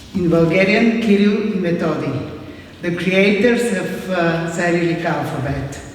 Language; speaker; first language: English; non-native, fluent; Bulgarian